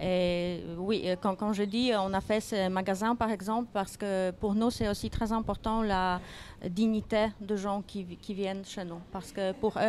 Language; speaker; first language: French; non-native, fluent; Polish